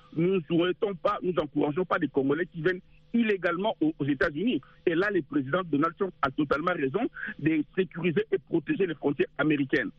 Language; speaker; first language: French; non-native, local second language; Lingala